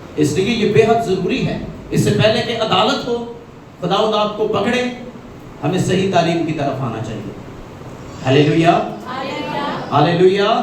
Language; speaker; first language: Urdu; non-native, local second language; Punjabi